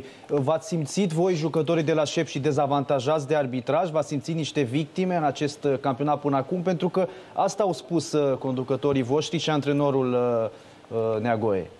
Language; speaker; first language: Romanian; native; Romanian